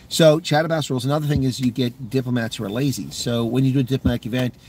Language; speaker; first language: English; native; English